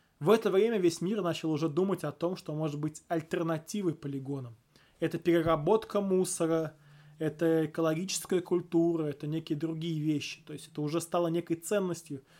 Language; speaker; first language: Russian; native; Russian